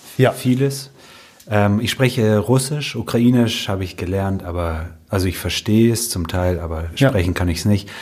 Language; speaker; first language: German; early bilingual, other home language; Russian